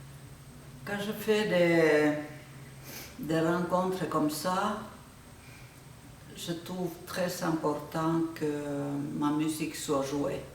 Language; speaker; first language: French; non-native, fluent; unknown